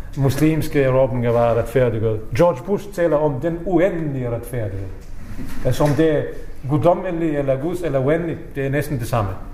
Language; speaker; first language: Danish; non-native, fluent; Bosnian